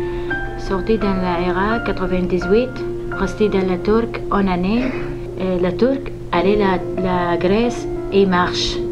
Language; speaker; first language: French; non-native, learner; Arabic